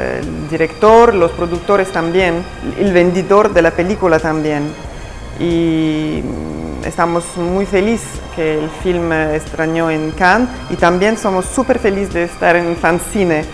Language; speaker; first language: Spanish; non-native, fluent; Italian